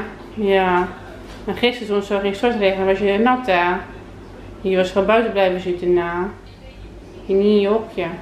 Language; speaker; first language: Dutch; native; Dutch